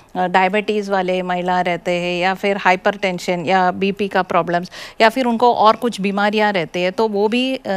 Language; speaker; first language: Hindi; non-native, local second language; Malayalam